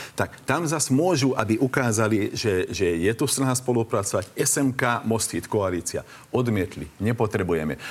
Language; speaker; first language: Slovak; non-native, local second language; Hungarian